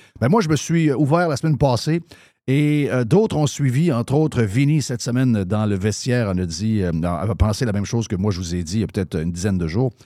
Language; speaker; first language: French; native; French